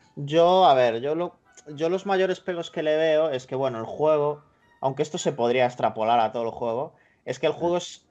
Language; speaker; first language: Spanish; native; Spanish